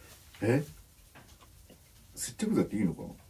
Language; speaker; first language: Japanese; native; Japanese